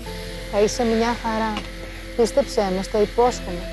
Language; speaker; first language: Greek; native; Greek